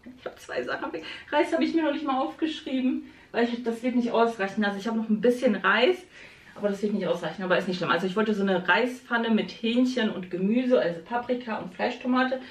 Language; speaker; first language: German; early bilingual, other home language; Polish